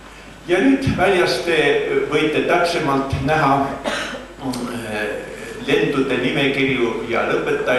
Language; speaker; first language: Estonian; native; Estonian